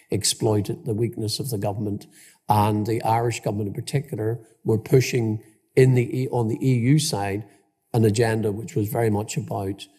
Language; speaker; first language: English; native; English